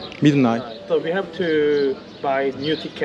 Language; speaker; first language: English; non-native, learner; Korean